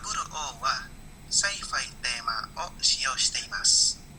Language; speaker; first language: Japanese; non-native, learner; Indonesian